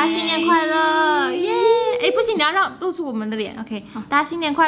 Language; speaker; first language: Chinese; native; Chinese